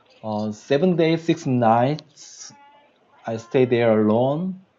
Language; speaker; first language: English; non-native, learner; Korean